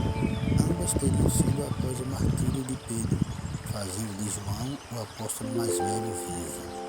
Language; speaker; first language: Portuguese; native; Portuguese